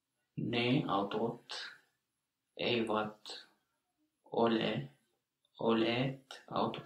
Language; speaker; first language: Finnish; non-native, learner; English